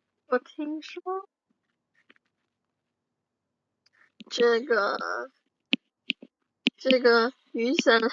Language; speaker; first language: Chinese; non-native, fluent; Indonesian